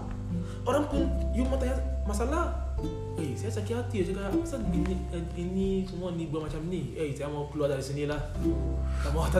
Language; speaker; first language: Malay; non-native, learner; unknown